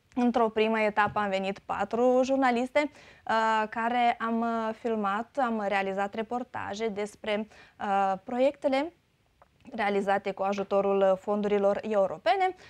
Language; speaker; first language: Romanian; native; Romanian